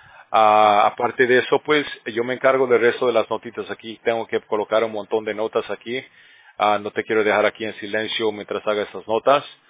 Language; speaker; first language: Spanish; early bilingual, heritage; Spanish